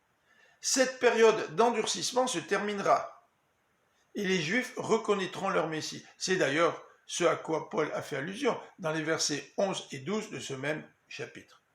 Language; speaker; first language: French; native; French